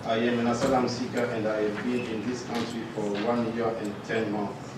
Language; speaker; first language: English; non-native, learner; Rundi